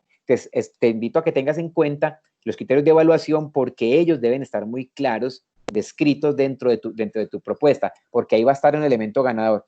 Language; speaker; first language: Spanish; native; Spanish